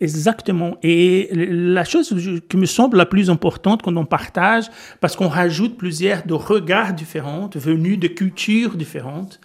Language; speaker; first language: French; non-native, fluent; Portuguese